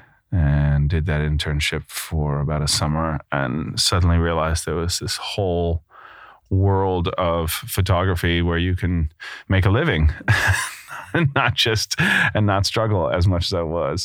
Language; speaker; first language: English; native; English